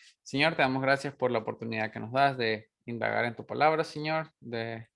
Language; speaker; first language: Spanish; native; Spanish